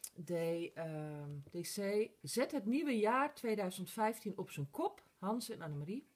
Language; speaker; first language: English; non-native, fluent; Dutch